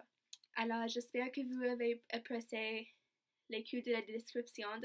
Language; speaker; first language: French; non-native, learner; English